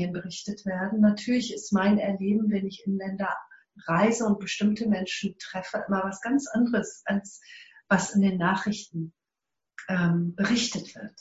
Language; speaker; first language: German; non-native, fluent; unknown